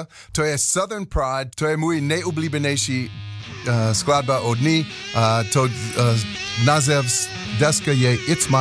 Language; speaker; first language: Czech; non-native, learner; English